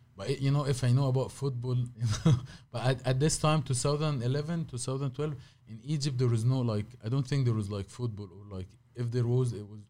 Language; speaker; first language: English; non-native, fluent; Arabic